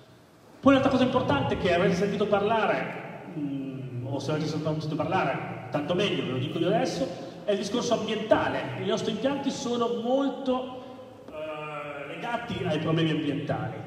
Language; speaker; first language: Italian; native; Italian